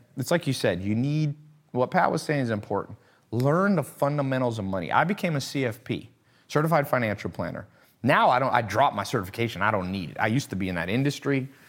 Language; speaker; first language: English; native; English